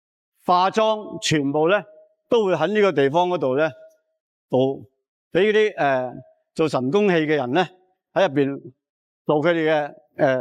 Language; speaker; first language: Cantonese; native; Cantonese